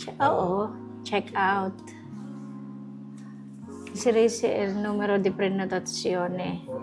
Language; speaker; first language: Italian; non-native, learner; Filipino